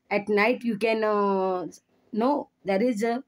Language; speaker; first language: English; non-native, local second language; Konkani